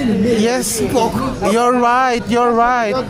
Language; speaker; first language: English; non-native, local second language; Filipino